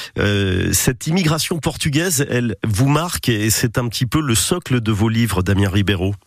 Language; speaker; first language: French; native; French